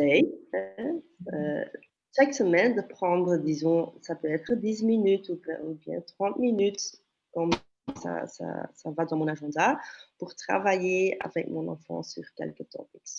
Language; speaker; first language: French; non-native, local second language; Dutch